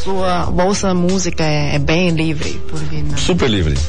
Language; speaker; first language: Portuguese; non-native, fluent; Chinese